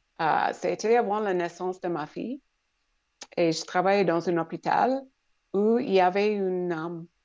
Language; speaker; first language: French; non-native, local second language; English